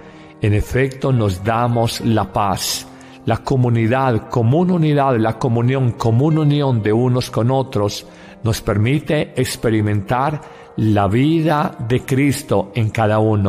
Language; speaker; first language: Spanish; native; Spanish